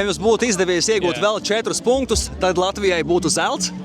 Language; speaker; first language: Latvian; native; Latvian